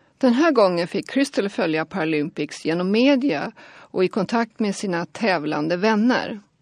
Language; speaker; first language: Swedish; native; Swedish